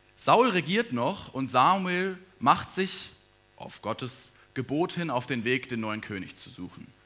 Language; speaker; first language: German; native; German